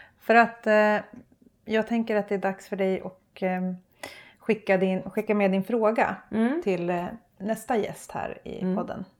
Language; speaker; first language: Swedish; native; Swedish